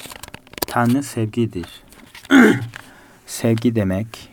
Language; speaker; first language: Turkish; non-native, fluent; Korean